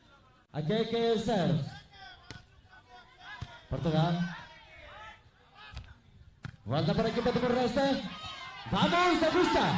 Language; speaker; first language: Portuguese; non-native, local second language; Tetum